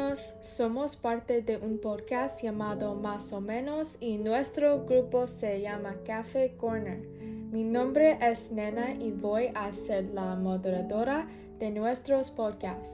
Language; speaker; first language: Spanish; non-native, learner; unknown